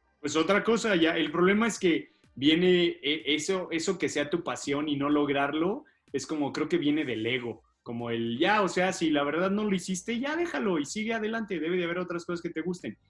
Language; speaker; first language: Spanish; native; Spanish